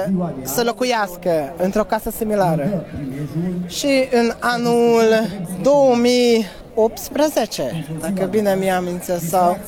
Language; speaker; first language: Romanian; non-native, learner; Hungarian